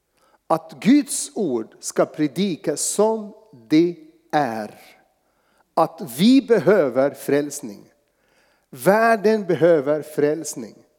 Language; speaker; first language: Swedish; non-native, fluent; Arabic